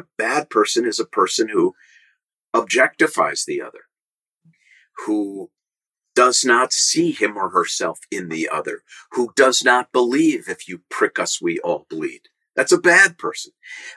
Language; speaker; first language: English; native; English